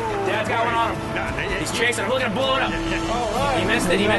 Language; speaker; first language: English; native; English